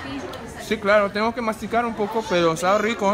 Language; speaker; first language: Spanish; non-native, fluent; English